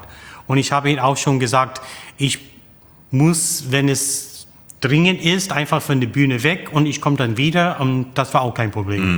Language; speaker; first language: German; non-native, fluent; English